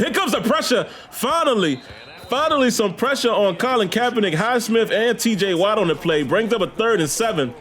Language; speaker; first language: English; native; English